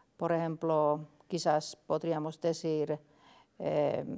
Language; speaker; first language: Spanish; non-native, fluent; Finnish